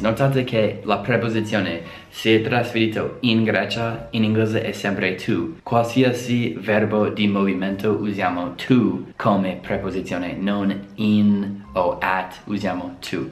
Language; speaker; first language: Italian; non-native, fluent; English